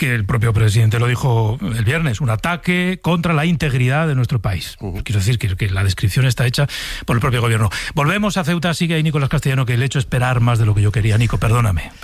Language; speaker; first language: Spanish; native; Spanish